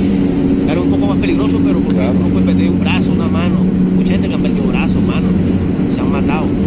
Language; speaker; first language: Spanish; native; Spanish